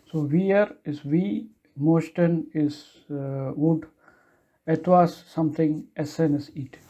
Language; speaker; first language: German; non-native, learner; Tamil